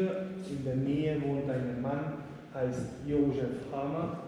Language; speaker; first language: German; non-native, learner; Hungarian